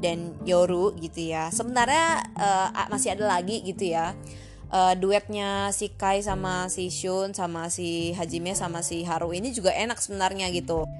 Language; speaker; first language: Indonesian; native; Indonesian